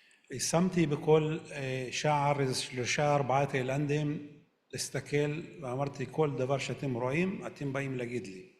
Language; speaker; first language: Hebrew; non-native, local second language; Arabic